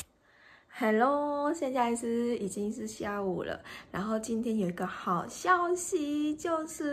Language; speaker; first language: Chinese; non-native, fluent; Vietnamese